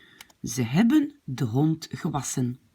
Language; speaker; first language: Dutch; non-native, fluent; French